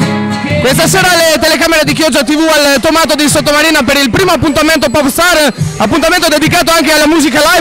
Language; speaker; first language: Italian; native; Italian